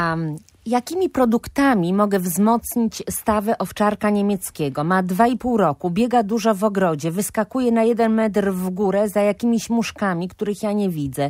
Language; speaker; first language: Polish; native; Polish